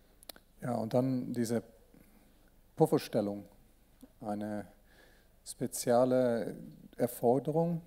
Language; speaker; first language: German; non-native, learner; Swedish